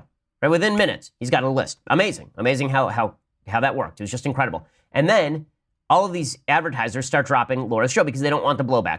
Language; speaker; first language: English; native; English